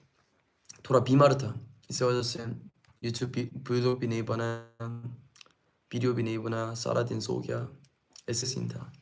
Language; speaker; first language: Hindi; non-native, learner; Korean